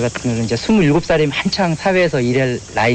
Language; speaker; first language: Korean; native; Korean